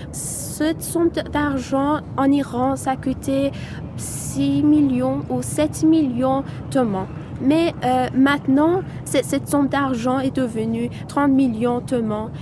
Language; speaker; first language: French; non-native, fluent; Persian